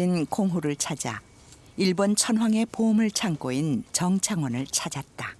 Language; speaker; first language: Korean; native; Korean